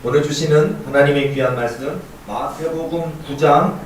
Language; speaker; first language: Korean; native; Korean